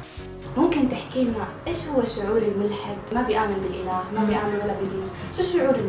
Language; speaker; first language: Arabic; native; Arabic